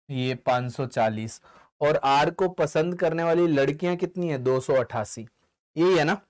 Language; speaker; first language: Hindi; native; Hindi